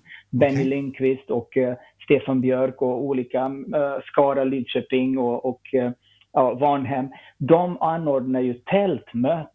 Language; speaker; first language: Swedish; non-native, fluent; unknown